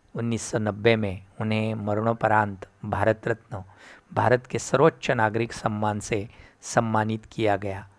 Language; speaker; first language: Hindi; non-native, local second language; Marathi